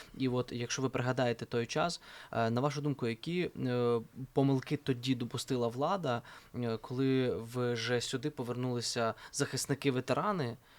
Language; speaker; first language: Ukrainian; native; Ukrainian